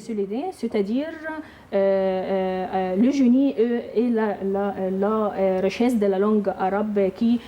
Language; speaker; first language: French; non-native, learner; Arabic